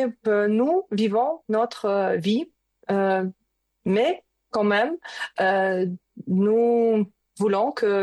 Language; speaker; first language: French; non-native, learner; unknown